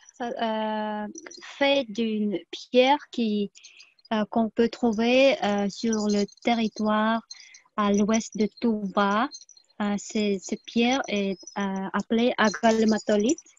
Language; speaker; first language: French; non-native, fluent; Tuvinian